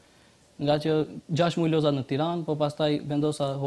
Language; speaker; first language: Albanian; native; Albanian